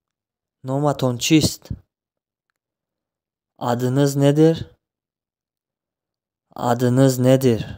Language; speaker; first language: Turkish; non-native, fluent; Tajik